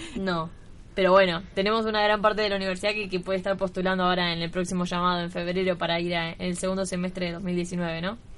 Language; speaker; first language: Spanish; native; Spanish